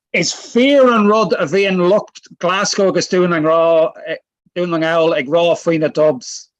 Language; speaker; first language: Irish; non-native, local second language; English